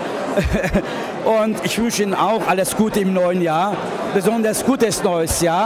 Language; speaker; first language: German; non-native, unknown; Turkish